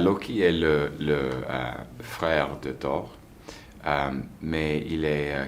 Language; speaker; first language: French; non-native, learner; English